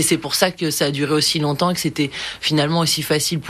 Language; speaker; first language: French; native; French